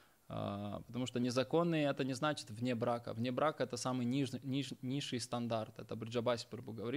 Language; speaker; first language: Russian; native; Russian